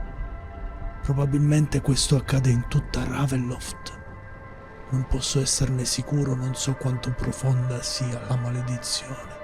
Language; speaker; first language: Italian; native; Italian